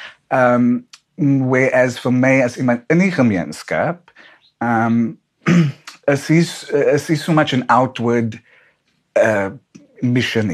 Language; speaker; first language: English; non-native, local second language; Afrikaans